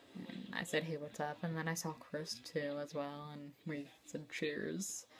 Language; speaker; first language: English; native; English